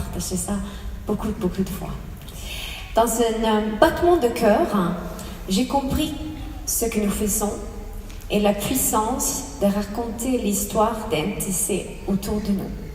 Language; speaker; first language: French; non-native, fluent; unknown